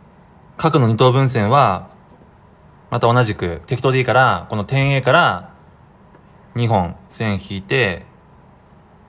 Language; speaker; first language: Japanese; native; Japanese